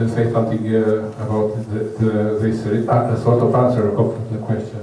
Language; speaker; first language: English; non-native, learner; Romanian